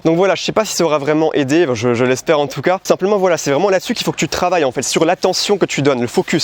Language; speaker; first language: French; native; French